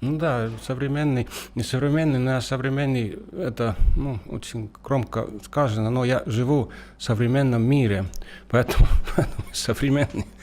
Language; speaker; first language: Russian; non-native, fluent; Estonian